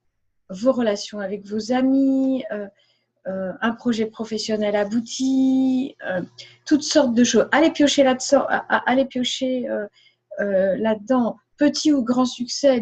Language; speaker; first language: French; native; French